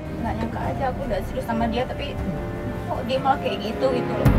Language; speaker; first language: Indonesian; native; Indonesian